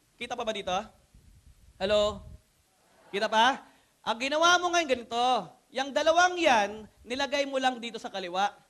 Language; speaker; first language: Filipino; non-native, local second language; Cebuano